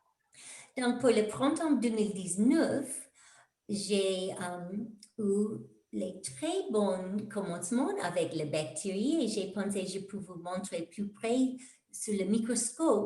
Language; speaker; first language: French; non-native, fluent; English